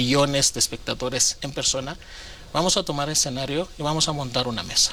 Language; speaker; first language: Spanish; non-native, fluent; Greek